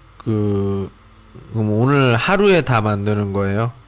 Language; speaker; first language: Korean; native; Korean